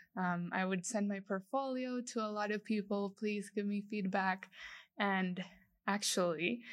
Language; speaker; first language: English; non-native, fluent; Spanish